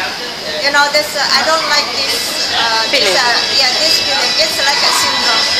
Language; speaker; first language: English; non-native, learner; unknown